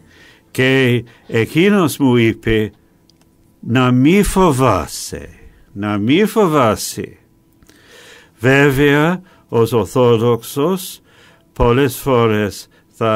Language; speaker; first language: Greek; non-native, fluent; English